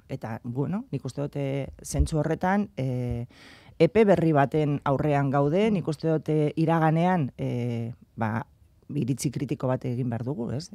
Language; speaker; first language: Basque; non-native, local second language; Spanish